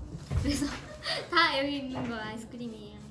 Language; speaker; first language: Korean; non-native, fluent; Japanese